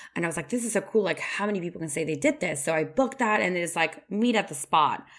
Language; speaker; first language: English; non-native, fluent; Spanish